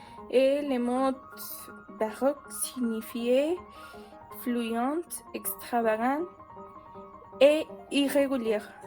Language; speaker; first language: French; non-native, learner; Spanish